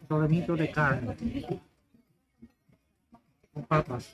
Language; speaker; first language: Spanish; non-native, learner; English